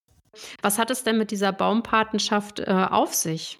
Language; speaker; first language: German; native; German